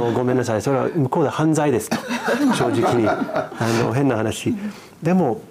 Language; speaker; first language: Japanese; non-native, fluent; English